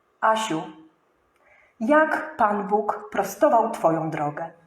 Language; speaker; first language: Polish; native; Polish